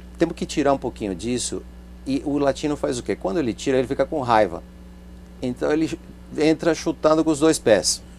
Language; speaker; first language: Portuguese; non-native, fluent; Spanish